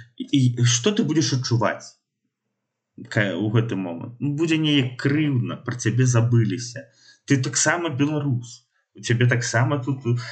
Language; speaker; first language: Belarusian; non-native, local second language; Russian